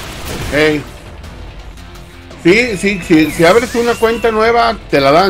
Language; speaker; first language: Spanish; native; Spanish